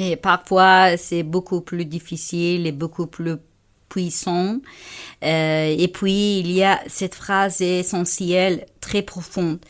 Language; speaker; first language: French; non-native, fluent; Persian